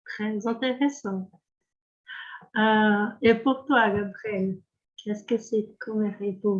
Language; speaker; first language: French; non-native, learner; Portuguese